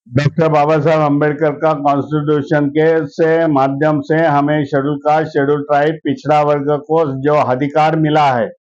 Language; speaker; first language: Hindi; non-native, local second language; Marathi